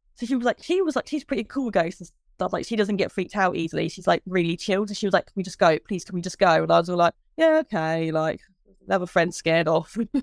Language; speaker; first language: English; native; English